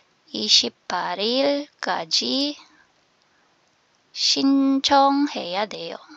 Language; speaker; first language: Korean; non-native, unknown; Filipino